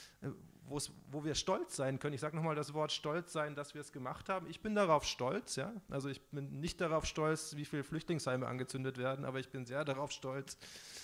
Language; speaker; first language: German; native; German